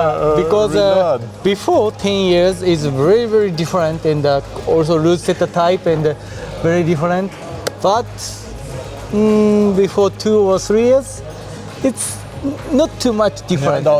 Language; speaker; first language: English; non-native, learner; Japanese